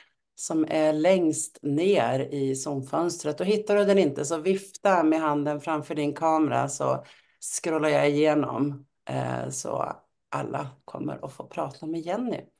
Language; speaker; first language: Swedish; native; Swedish